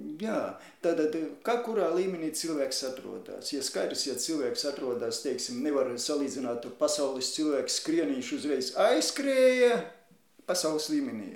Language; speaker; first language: Latvian; non-native, local second language; Russian